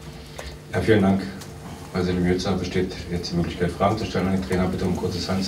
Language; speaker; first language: German; native; German